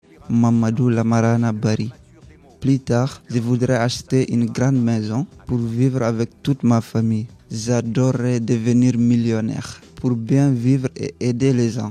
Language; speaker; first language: French; non-native, learner; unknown